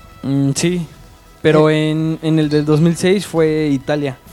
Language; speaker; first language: Spanish; native; Spanish